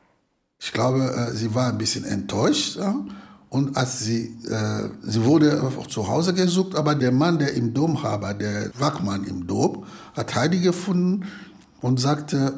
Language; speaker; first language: German; non-native, learner; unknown